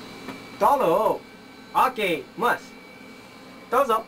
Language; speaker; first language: Japanese; non-native, learner; English